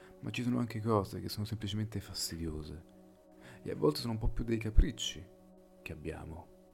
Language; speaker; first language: Italian; native; Italian